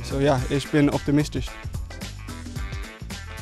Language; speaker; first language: Dutch; non-native, learner; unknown